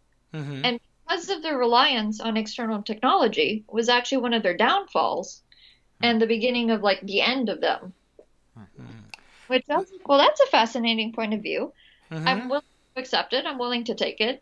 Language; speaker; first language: English; non-native, local second language; Filipino